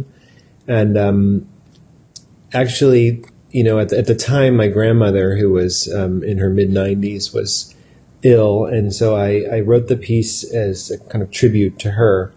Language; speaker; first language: English; native; English